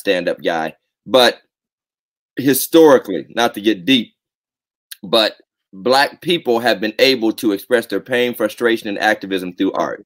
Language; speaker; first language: English; native; English